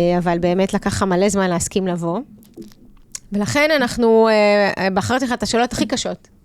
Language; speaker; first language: Hebrew; early bilingual, other home language; Russian